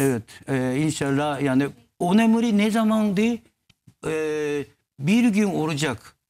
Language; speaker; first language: Turkish; non-native, learner; Japanese